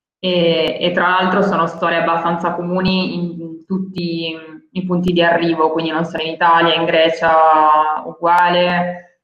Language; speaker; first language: Italian; native; Italian